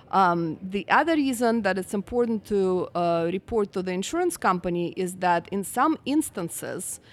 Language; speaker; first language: English; non-native, fluent; Russian